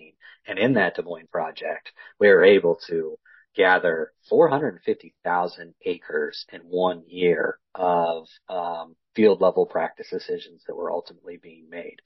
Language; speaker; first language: English; native; English